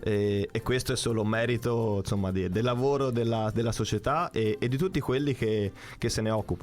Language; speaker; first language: Italian; native; Italian